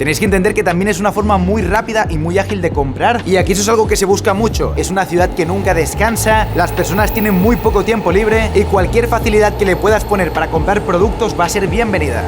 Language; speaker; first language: Spanish; native; Spanish